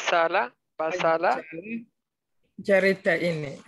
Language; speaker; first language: Indonesian; non-native, learner; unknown